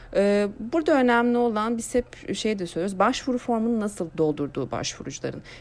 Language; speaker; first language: Turkish; native; Turkish